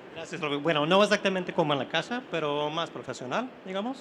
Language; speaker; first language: Spanish; non-native, fluent; English